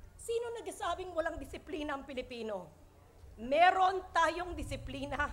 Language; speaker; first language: Filipino; native; Filipino